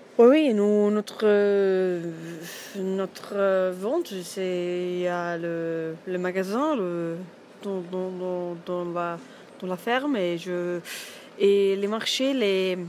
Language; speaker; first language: French; non-native, learner; German